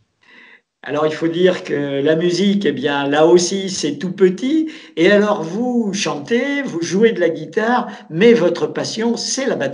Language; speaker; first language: French; native; French